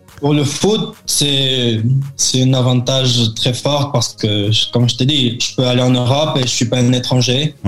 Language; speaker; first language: French; early bilingual, heritage; French